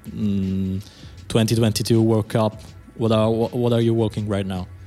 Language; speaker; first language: English; non-native, fluent; Italian